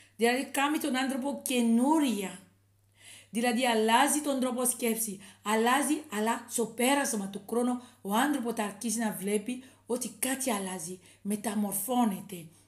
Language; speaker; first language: Greek; non-native, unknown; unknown